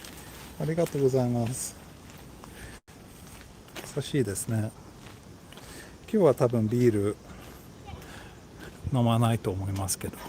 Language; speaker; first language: Japanese; non-native, learner; Swedish